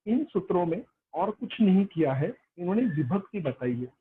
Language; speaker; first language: Hindi; non-native, local second language; Marathi